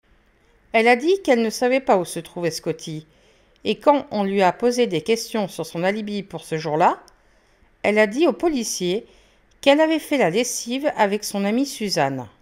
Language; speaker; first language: French; native; French